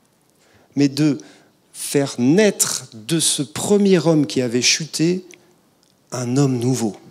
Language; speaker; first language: French; native; French